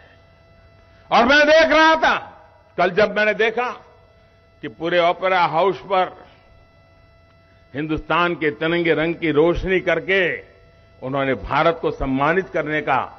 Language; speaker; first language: Hindi; non-native, local second language; Gujarati